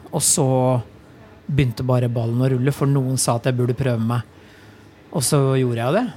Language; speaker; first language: Norwegian; native; Norwegian